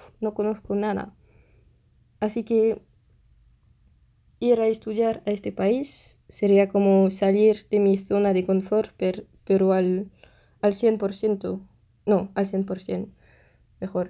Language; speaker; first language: Spanish; non-native, fluent; French